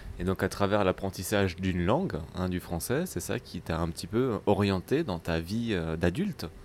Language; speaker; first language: French; native; French